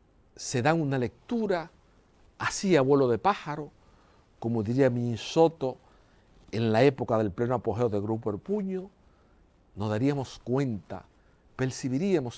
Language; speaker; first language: Spanish; native; Spanish